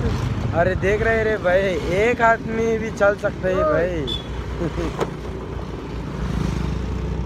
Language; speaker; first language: Hindi; non-native, local second language; Garo